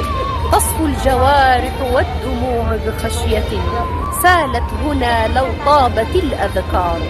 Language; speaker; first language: Arabic; native; Arabic